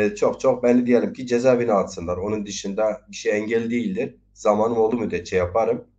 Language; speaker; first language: Turkish; non-native, local second language; Zaza